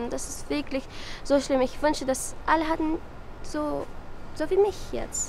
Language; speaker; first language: German; non-native, learner; Arabic